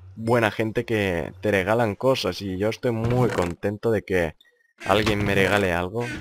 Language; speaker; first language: Spanish; non-native, fluent; Lithuanian